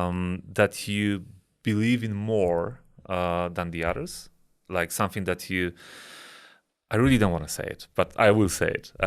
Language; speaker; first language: English; non-native, fluent; Polish